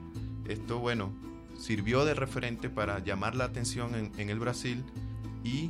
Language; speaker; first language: Spanish; native; Spanish